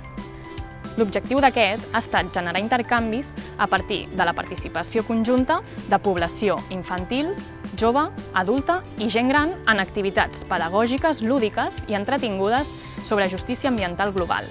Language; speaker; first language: Catalan; native; Catalan